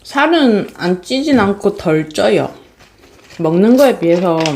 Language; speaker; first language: Korean; native; Korean